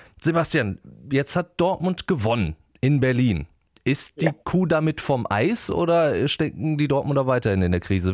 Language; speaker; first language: German; native; German